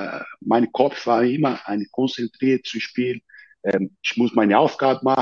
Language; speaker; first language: German; non-native, learner; Portuguese